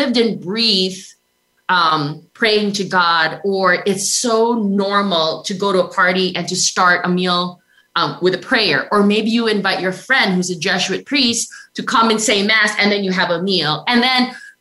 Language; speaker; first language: English; non-native, local second language; Filipino